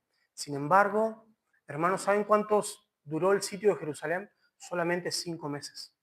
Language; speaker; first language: Spanish; native; Spanish